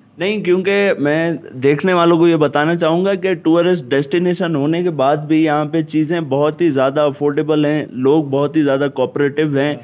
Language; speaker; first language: Urdu; non-native, local second language; Sindhi